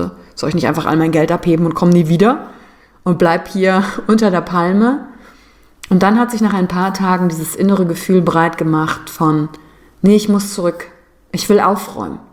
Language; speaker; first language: German; native; German